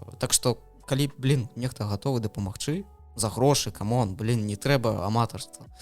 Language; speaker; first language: Belarusian; non-native, local second language; Russian